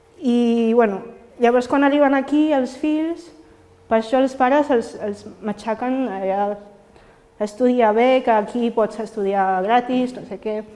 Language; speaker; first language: Catalan; early bilingual, other home language; Filipino